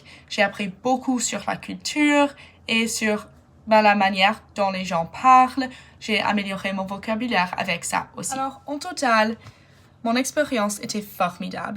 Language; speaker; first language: French; non-native, fluent; English